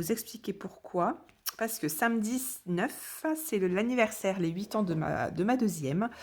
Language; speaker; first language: French; native; French